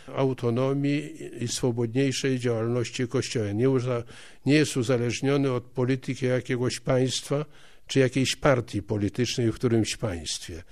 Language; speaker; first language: Polish; native; Polish